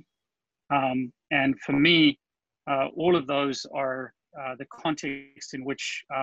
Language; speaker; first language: English; native; English